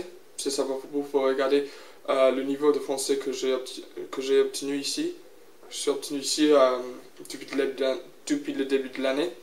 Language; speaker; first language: French; non-native, learner; English